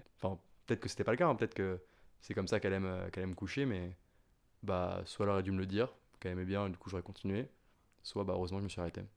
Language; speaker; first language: French; native; French